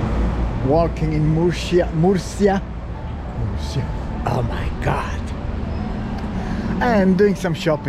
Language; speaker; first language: English; non-native, learner; Italian